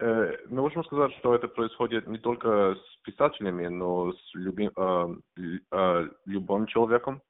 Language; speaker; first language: Russian; non-native, learner; English